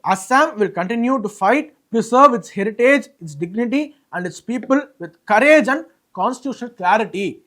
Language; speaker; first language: English; non-native, local second language; Tamil